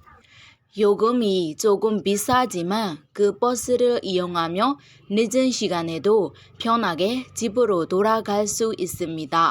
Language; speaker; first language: Korean; non-native, learner; Burmese